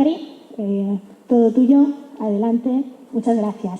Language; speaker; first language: Spanish; native; Spanish